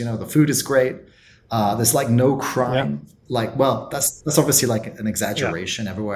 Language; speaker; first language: English; native; English